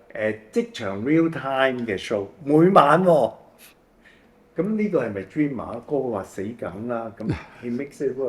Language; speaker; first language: Cantonese; native; Cantonese